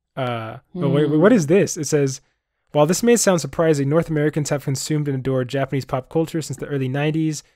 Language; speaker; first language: English; native; English